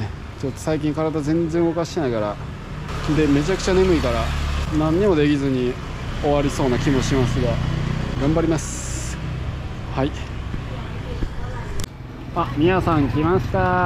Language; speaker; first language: Japanese; native; Japanese